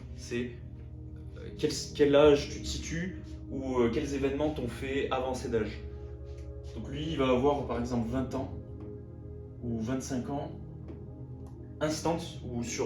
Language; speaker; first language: French; native; French